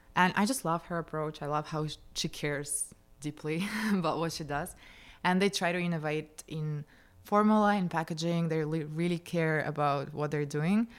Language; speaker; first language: English; non-native, fluent; Russian